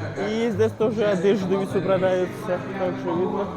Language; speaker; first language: Russian; non-native, learner; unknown